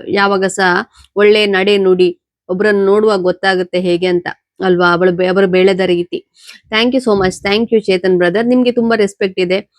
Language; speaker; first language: Kannada; non-native, local second language; Konkani